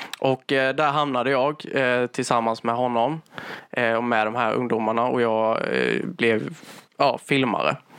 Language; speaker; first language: Swedish; native; Swedish